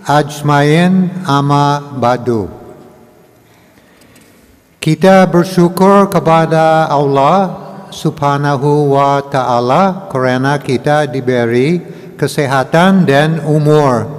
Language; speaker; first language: Indonesian; non-native, learner; English